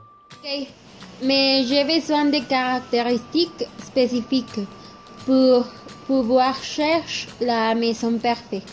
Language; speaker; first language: French; non-native, learner; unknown